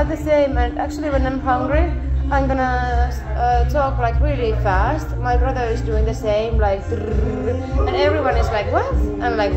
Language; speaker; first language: English; non-native, learner; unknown